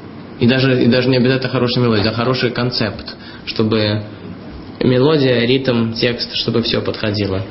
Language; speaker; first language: Russian; early bilingual, heritage; Russian